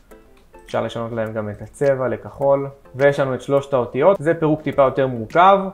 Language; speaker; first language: Hebrew; native; Hebrew